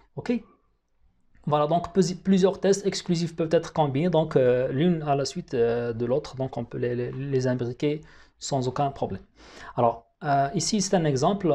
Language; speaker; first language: French; non-native, local second language; Arabic